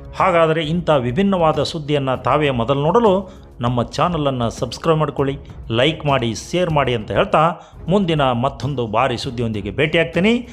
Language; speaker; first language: Kannada; native; Kannada